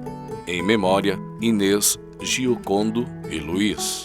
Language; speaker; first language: Portuguese; native; Portuguese